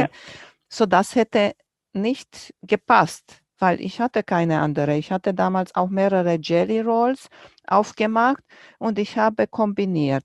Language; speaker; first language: German; non-native, fluent; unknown